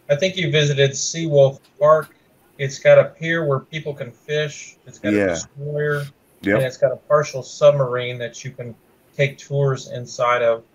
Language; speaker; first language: English; native; English